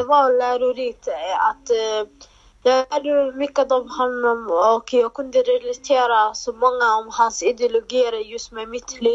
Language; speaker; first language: Swedish; non-native, local second language; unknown